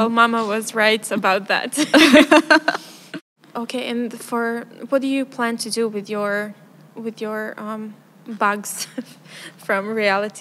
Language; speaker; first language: English; non-native, fluent; Serbian